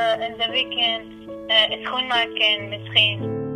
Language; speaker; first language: Dutch; non-native, learner; Persian